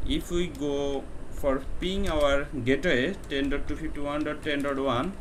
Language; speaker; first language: English; non-native, local second language; Bangla